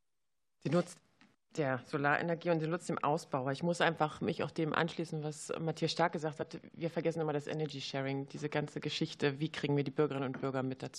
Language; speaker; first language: German; native; German